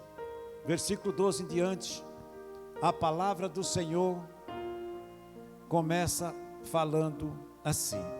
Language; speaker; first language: Portuguese; native; Portuguese